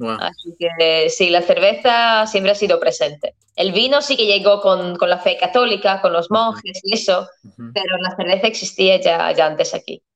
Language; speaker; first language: Spanish; non-native, fluent; Latvian